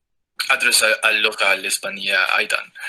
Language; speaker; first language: Arabic; non-native, learner; English